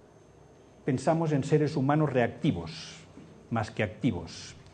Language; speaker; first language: Spanish; native; Spanish